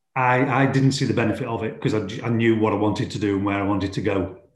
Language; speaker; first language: English; native; English